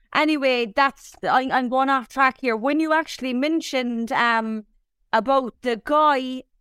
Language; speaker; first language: English; native; English